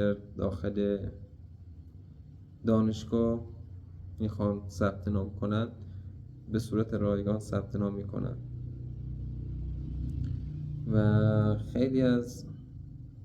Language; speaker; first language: Persian; native; Persian